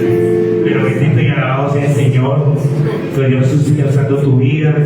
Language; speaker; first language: Spanish; native; Spanish